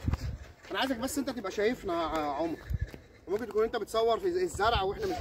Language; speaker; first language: Arabic; native; Arabic